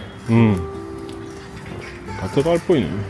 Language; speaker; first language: Japanese; non-native, learner; French